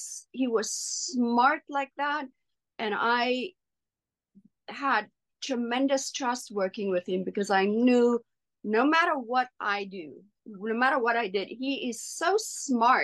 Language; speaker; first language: English; non-native, local second language; Afrikaans